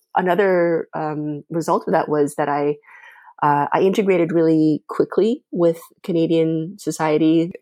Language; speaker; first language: English; non-native, fluent; Chinese